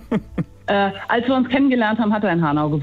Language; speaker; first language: German; native; German